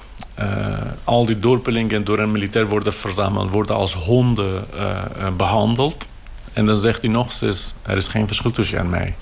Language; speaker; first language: Dutch; non-native, fluent; Kurdish